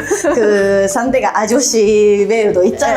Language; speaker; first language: Korean; non-native, learner; Japanese